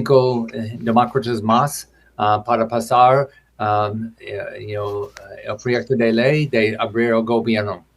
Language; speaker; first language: Spanish; non-native, learner; English